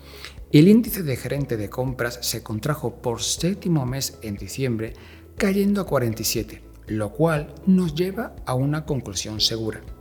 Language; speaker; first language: Spanish; native; Spanish